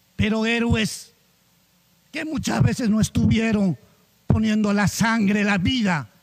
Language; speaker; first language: Spanish; non-native, local second language; Quechua